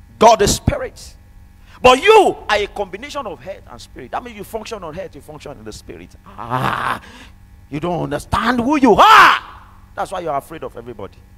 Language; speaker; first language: English; non-native, local second language; Yoruba